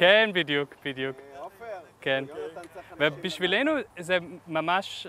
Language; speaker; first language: Hebrew; non-native, fluent; German